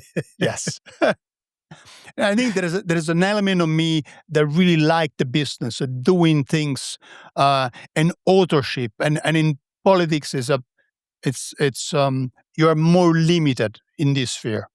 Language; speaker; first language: English; non-native, fluent; Italian